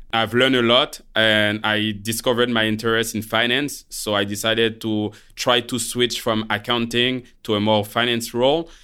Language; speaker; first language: English; non-native, fluent; Haitian Creole